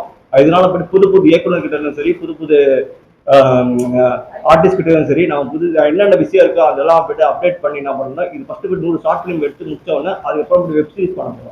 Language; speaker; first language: Tamil; native; Tamil